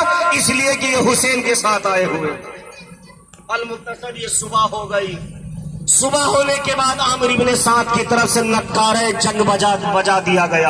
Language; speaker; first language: Urdu; native; Urdu